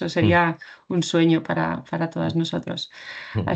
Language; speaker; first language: Spanish; native; Spanish